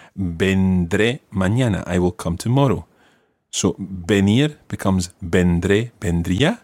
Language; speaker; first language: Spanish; non-native, fluent; English